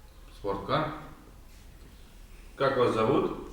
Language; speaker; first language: Russian; native; Russian